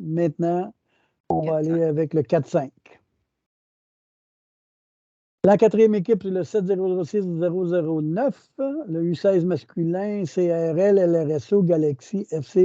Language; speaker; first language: French; native; French